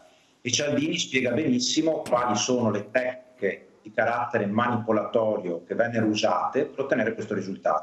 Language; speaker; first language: Italian; native; Italian